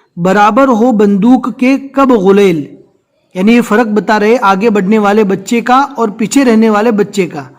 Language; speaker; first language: Urdu; non-native, local second language; Gujarati